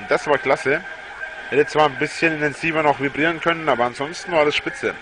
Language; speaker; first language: German; native; German